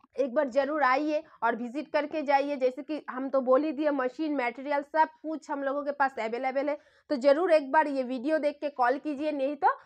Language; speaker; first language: Hindi; non-native, local second language; Bangla